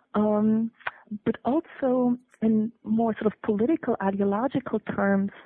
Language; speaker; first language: English; non-native, fluent; German